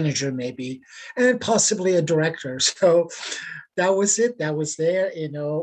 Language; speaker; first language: English; non-native, fluent; Persian